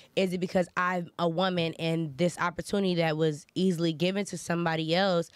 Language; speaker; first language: English; native; English